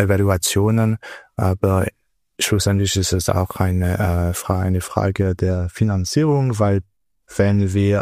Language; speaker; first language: German; non-native, local second language; French